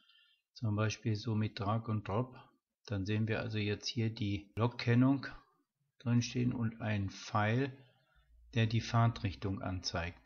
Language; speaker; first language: German; native; German